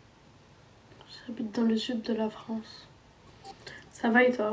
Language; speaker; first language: French; non-native, local second language; Arabic